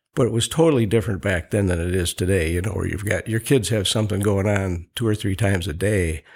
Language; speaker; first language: English; native; English